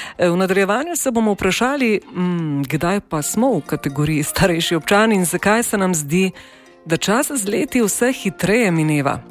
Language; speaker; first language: Slovenian; native; Slovenian